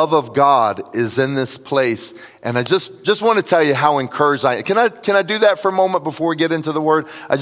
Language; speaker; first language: English; native; English